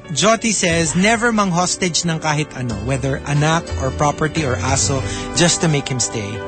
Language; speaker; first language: English; non-native, local second language; Filipino